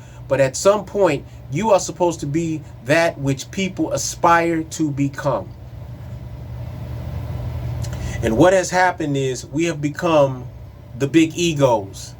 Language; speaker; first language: English; native; English